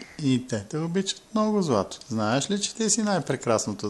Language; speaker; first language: Bulgarian; native; Bulgarian